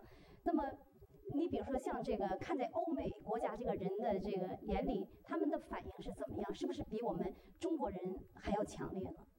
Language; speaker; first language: Chinese; native; Chinese